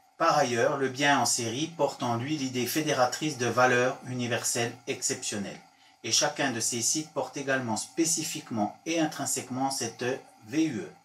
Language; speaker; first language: French; native; French